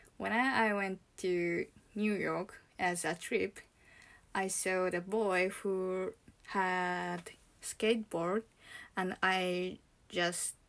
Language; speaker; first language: English; non-native, learner; Japanese